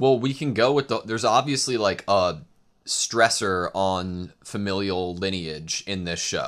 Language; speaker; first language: English; native; English